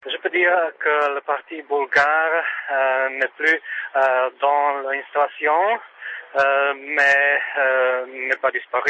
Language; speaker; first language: French; non-native, learner; Czech